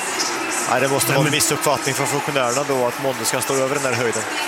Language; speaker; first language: Swedish; native; Swedish